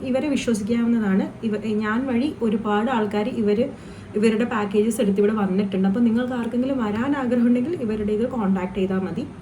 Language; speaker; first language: Malayalam; non-native, local second language; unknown